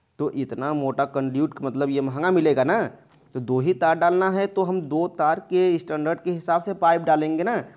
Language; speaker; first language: Hindi; native; Hindi